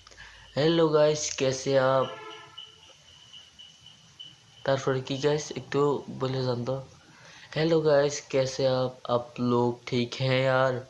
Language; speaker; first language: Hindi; non-native, learner; Bangla